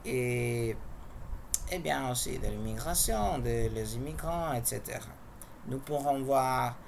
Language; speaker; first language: French; non-native, learner; Spanish